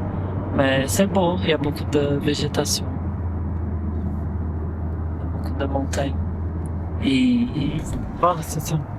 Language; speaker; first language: French; non-native, fluent; Portuguese